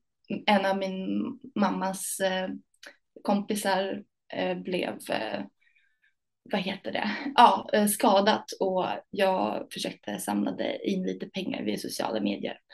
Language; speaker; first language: Swedish; early bilingual, other home language; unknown